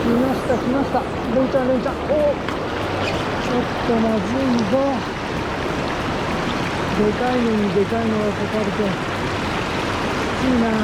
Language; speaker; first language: Japanese; native; Japanese